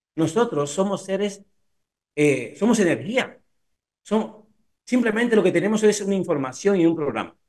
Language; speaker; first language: Spanish; native; Spanish